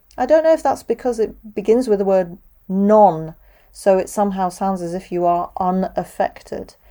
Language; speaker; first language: English; native; English